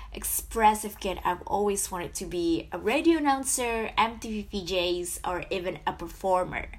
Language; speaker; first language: English; non-native, fluent; Indonesian